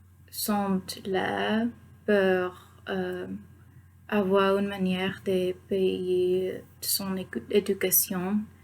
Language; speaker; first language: French; non-native, fluent; Spanish